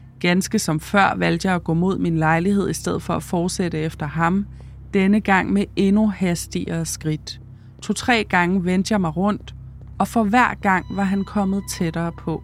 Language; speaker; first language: Danish; native; Danish